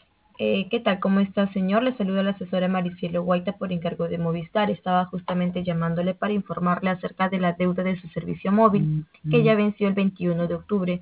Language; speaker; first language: Spanish; native; Spanish